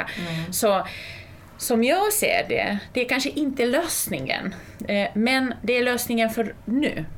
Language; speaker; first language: Swedish; non-native, fluent; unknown